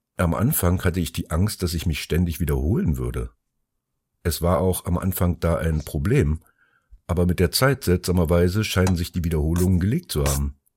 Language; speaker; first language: German; early bilingual, other home language; Finnish